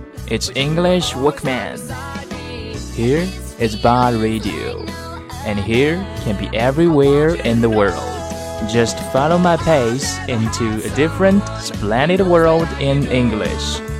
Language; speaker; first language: English; non-native, fluent; Chinese